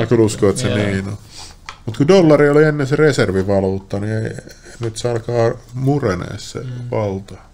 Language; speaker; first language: Finnish; native; Finnish